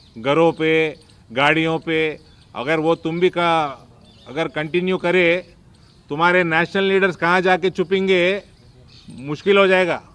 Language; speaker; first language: Hindi; non-native, local second language; Telugu